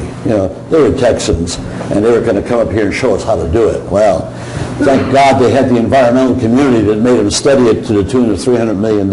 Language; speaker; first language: English; native; English